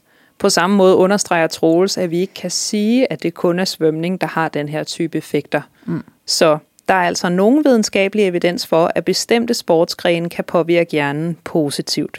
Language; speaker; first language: Danish; native; Danish